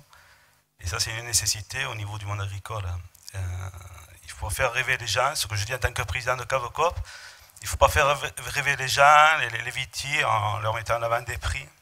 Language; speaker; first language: French; native; French